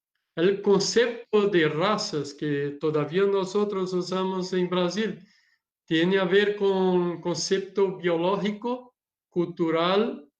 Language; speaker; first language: Spanish; non-native, learner; Portuguese